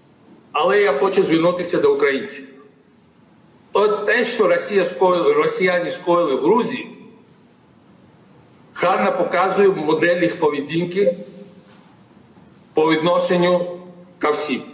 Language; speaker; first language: Ukrainian; non-native, fluent; Georgian